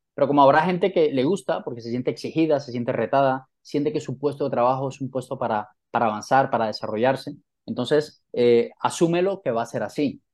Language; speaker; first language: Spanish; native; Spanish